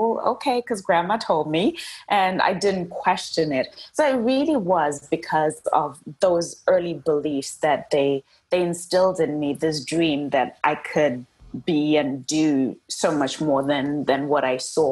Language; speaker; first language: English; non-native, local second language; Shona